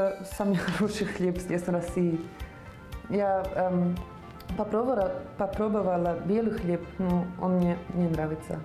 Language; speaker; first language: Russian; non-native, learner; Serbian